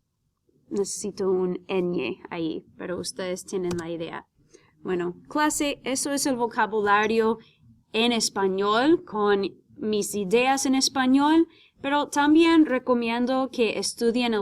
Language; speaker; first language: Spanish; non-native, fluent; English